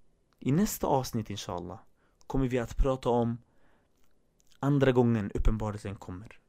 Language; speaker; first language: Swedish; early bilingual, other home language; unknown